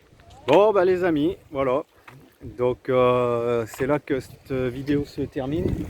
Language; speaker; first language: French; native; French